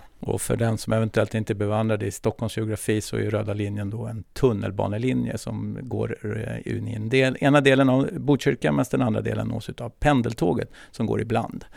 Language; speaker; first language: Swedish; native; Swedish